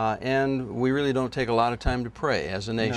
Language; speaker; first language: English; native; English